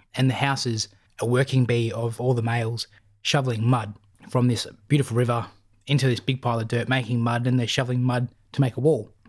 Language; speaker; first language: English; native; English